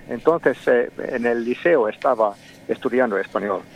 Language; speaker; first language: Spanish; non-native, fluent; Finnish